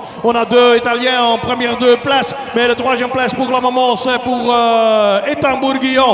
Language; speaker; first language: French; non-native, local second language; Dutch